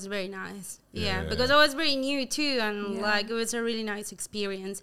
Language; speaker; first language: English; non-native, fluent; Spanish